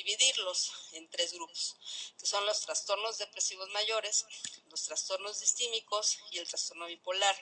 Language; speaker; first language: Spanish; native; Spanish